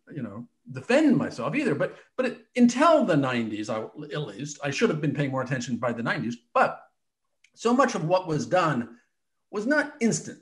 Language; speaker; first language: English; native; English